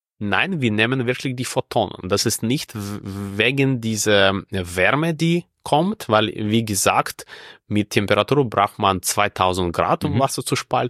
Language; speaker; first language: German; non-native, fluent; Russian